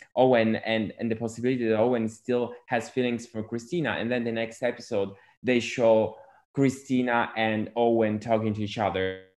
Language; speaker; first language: English; non-native, fluent; Italian